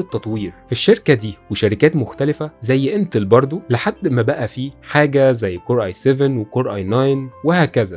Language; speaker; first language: Arabic; native; Arabic